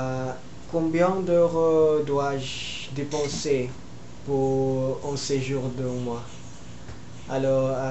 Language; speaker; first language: French; non-native, learner; Filipino